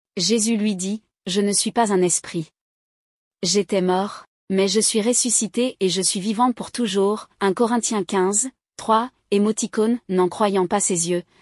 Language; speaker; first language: French; non-native, local second language; Rundi